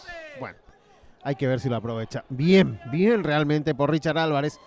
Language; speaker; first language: Spanish; native; Spanish